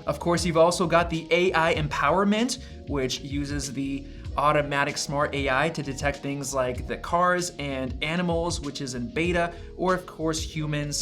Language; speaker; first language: English; native; English